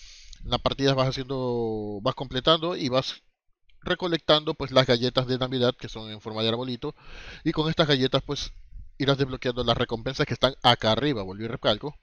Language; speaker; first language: Spanish; native; Spanish